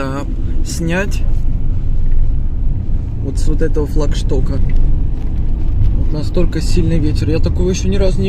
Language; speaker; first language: Russian; native; Russian